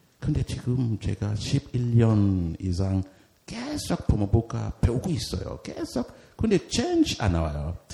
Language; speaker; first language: Korean; non-native, learner; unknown